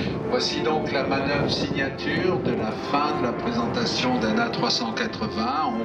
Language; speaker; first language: French; native; French